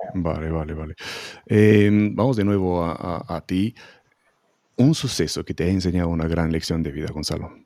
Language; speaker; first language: Spanish; non-native, fluent; Hebrew